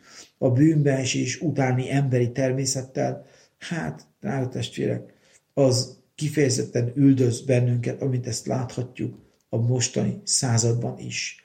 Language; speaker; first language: Hungarian; native; Hungarian